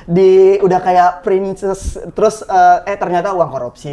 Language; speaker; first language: Indonesian; native; Indonesian